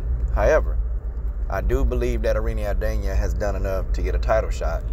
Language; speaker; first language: English; native; English